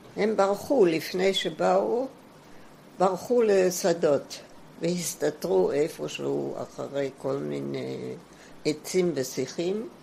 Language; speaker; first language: Hebrew; non-native, fluent; German